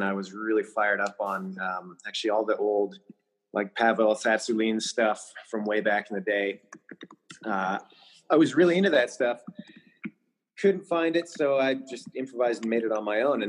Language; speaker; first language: English; native; English